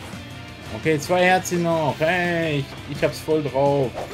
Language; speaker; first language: German; native; German